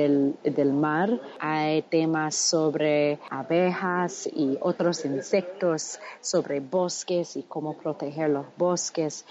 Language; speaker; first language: Spanish; non-native, fluent; English